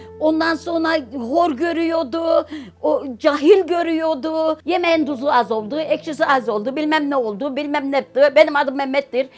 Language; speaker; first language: Turkish; native; Turkish